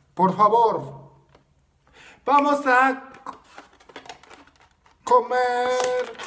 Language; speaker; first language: Spanish; non-native, learner; Japanese